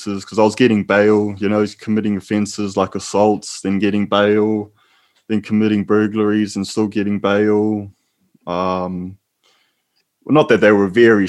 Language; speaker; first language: English; native; English